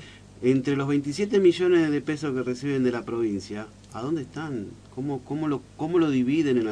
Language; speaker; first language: Spanish; native; Spanish